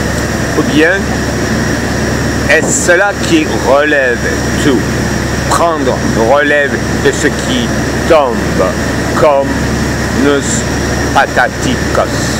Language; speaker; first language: French; non-native, fluent; Turkish